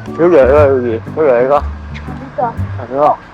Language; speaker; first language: Korean; native; Korean